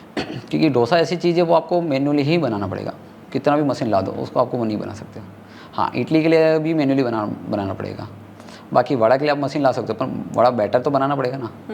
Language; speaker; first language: Hindi; non-native, local second language; Tamil